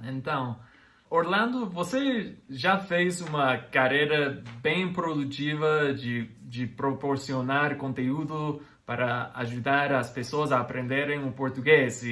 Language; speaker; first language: Portuguese; non-native, fluent; English